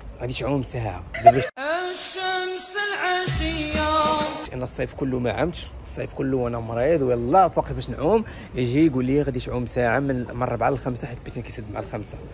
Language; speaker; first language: Arabic; native; Arabic